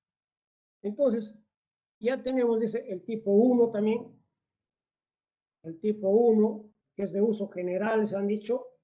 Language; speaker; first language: Spanish; native; Spanish